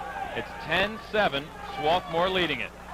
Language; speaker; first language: English; native; English